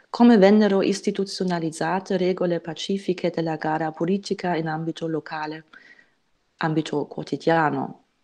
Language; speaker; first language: Italian; non-native, fluent; German